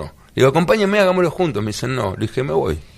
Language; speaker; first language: Spanish; native; Spanish